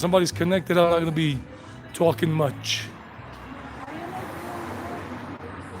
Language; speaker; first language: English; native; English